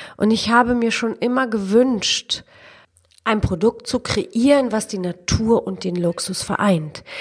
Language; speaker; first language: German; early bilingual, other home language; Polish